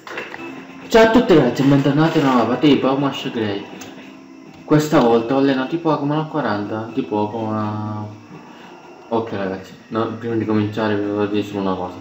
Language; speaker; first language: Italian; native; Italian